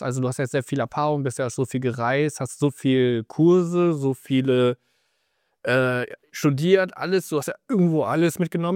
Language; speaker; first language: German; native; German